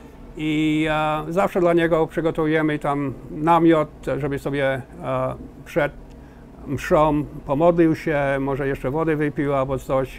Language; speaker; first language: Polish; early bilingual, heritage; Polish